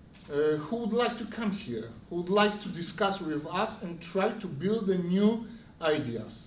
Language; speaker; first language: English; non-native, learner; Polish